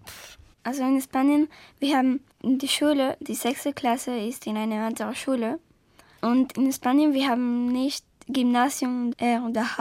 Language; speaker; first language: German; non-native, learner; Spanish